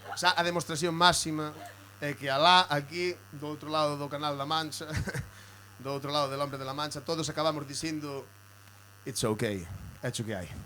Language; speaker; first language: Galician; native; Galician